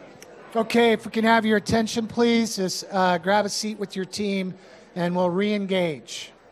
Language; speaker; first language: English; native; English